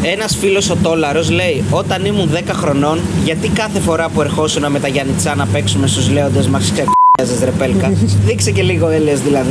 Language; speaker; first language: Greek; native; Greek